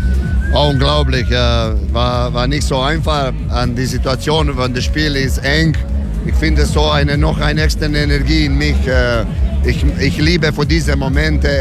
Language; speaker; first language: German; non-native, learner; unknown